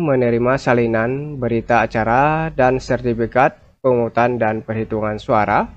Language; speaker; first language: Indonesian; native; Indonesian